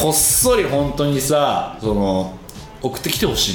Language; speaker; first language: Japanese; native; Japanese